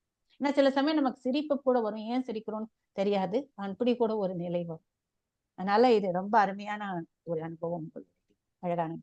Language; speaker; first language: Tamil; native; Tamil